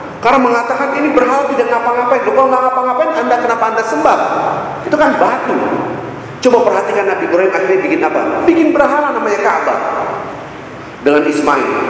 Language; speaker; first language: Indonesian; native; Indonesian